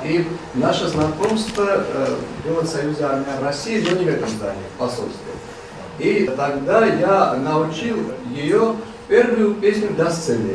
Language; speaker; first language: Russian; non-native, local second language; Armenian